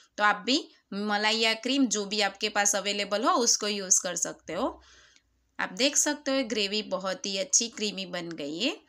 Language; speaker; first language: Hindi; non-native, local second language; Gujarati